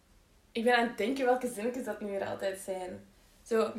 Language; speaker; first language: Dutch; native; Dutch